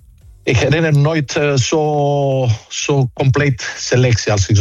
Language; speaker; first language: Dutch; non-native, fluent; Greek